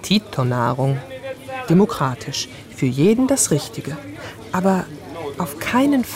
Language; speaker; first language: German; native; German